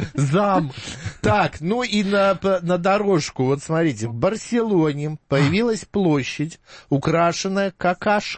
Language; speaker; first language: Russian; native; Russian